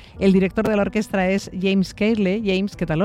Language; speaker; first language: Spanish; native; Spanish